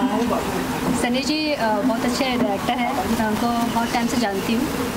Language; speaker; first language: Hindi; native; Hindi